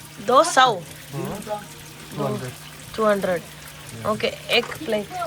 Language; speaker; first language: Hindi; non-native, local second language; Malayalam